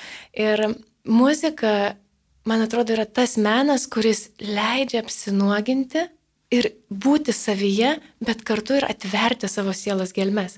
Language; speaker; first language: Lithuanian; native; Lithuanian